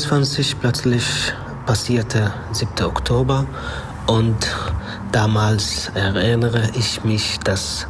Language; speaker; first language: German; non-native, learner; Arabic